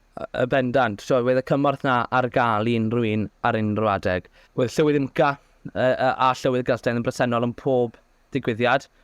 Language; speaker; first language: Welsh; native; Welsh